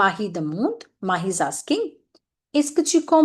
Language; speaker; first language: French; non-native, fluent; Hindi